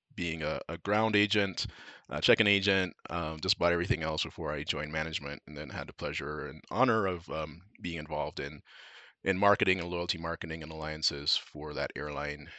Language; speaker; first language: English; native; English